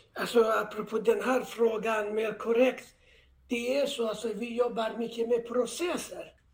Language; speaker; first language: Swedish; non-native, fluent; Persian